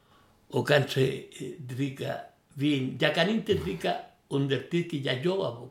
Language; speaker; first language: Swedish; non-native, learner; Spanish